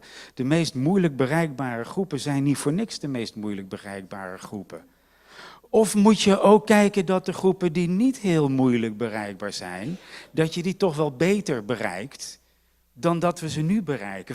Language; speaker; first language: Dutch; native; Dutch